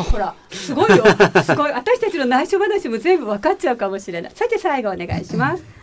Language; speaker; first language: Japanese; native; Japanese